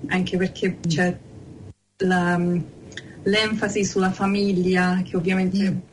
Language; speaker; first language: Italian; early bilingual, heritage; English